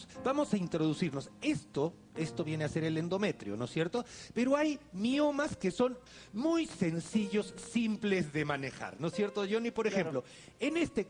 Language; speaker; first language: Spanish; native; Spanish